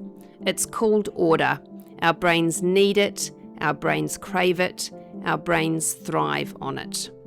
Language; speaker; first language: English; native; English